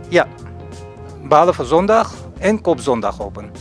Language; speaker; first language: Dutch; non-native, learner; Russian